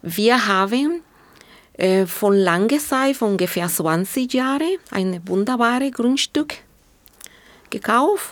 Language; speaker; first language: German; non-native, fluent; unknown